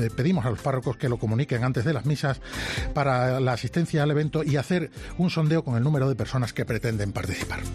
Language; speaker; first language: Spanish; native; Spanish